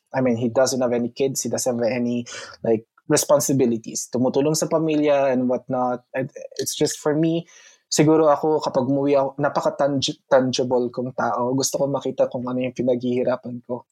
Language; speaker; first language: English; non-native, local second language; Filipino